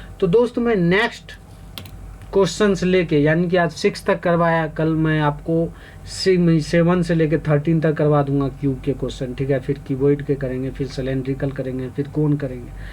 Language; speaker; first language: Hindi; native; Hindi